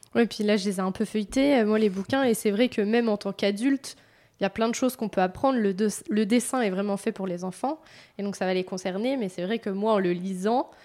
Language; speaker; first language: French; native; French